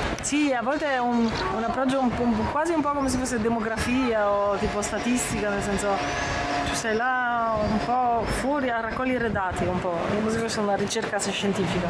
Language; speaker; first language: Italian; non-native, fluent; Polish